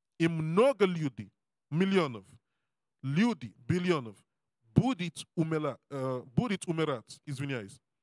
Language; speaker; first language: Russian; non-native, learner; English